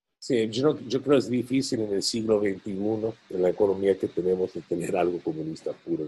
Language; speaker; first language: Spanish; non-native, fluent; English